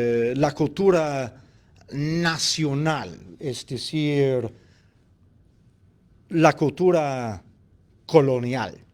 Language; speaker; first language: Spanish; non-native, fluent; English